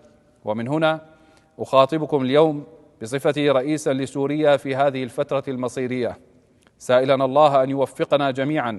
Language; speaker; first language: Arabic; native; Arabic